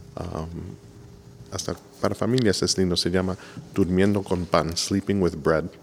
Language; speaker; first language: Spanish; non-native, fluent; English